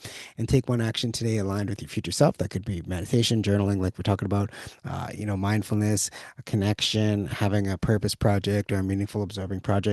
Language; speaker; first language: English; native; English